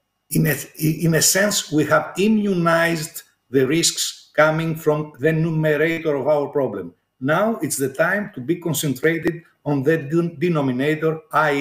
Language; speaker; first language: English; non-native, fluent; Greek